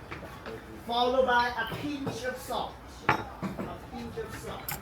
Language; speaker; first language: English; non-native, learner; Thai